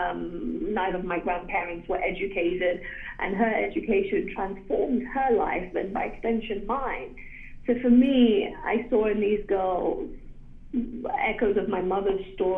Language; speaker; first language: English; native; English